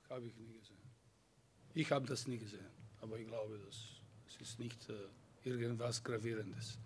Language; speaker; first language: German; non-native, fluent; Serbian